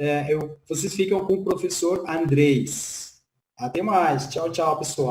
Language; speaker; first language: Portuguese; non-native, fluent; Spanish